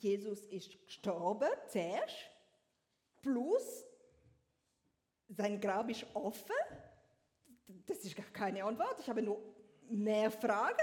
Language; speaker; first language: German; non-native, learner; French